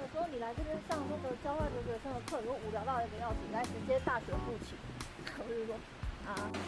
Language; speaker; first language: Chinese; native; Chinese